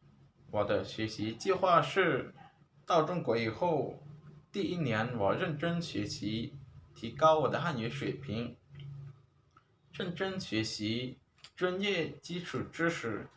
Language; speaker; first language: Chinese; non-native, learner; Lao